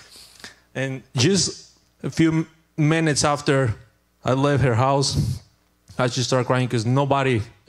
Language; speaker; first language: English; non-native, learner; Spanish